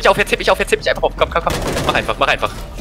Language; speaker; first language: German; native; German